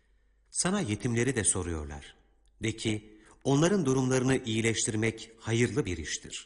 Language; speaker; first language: Turkish; native; Turkish